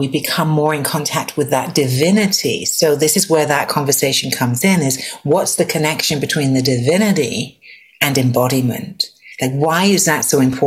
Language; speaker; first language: English; native; English